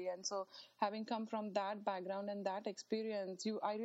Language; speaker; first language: English; non-native, local second language; Marathi